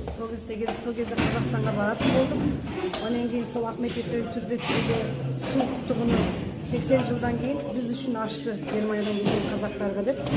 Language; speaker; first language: Kazakh; early bilingual, heritage; Kazakh